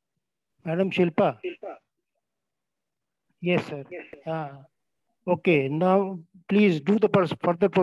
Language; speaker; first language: English; non-native, local second language; Hindi